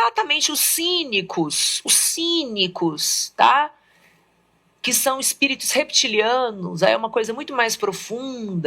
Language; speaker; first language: Portuguese; native; Portuguese